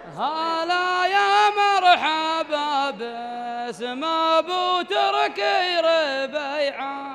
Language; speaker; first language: Arabic; native; Arabic